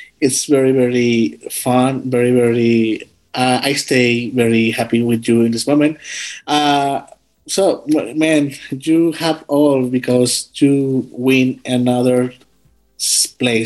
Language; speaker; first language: English; non-native, learner; Spanish